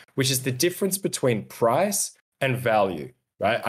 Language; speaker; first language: English; native; English